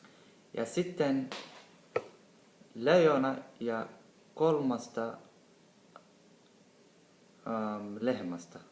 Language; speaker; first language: Finnish; non-native, learner; Somali